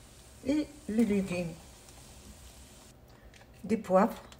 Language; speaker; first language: French; non-native, local second language; Arabic